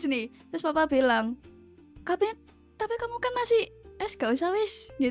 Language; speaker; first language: Indonesian; native; Indonesian